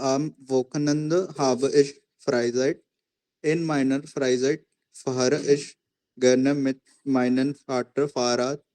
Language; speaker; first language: German; non-native, learner; Hindi